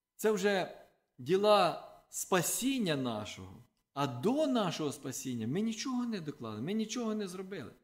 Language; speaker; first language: Ukrainian; non-native, local second language; Russian